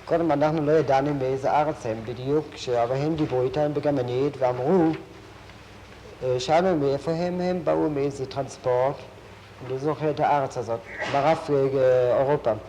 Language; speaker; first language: Hebrew; non-native, fluent; German